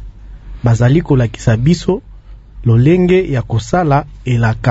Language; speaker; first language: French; non-native, local second language; Lingala